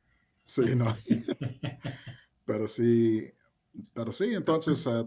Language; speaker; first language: Spanish; early bilingual, heritage; Spanish